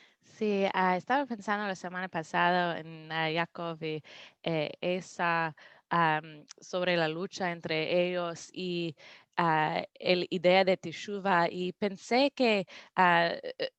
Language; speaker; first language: Spanish; non-native, learner; English